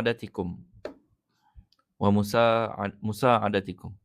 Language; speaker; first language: Arabic; non-native, fluent; Malay